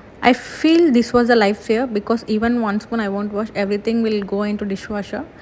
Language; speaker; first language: English; non-native, local second language; Telugu